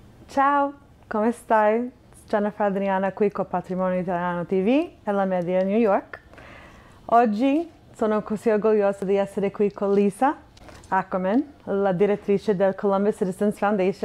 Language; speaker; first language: Italian; non-native, fluent; English